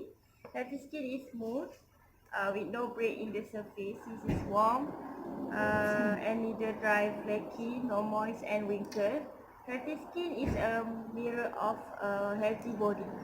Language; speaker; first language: English; non-native, local second language; Malay